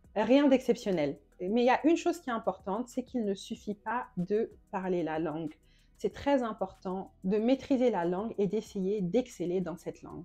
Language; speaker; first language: French; native; French